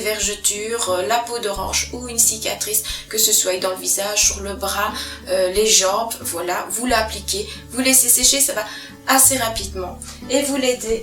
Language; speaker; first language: French; native; French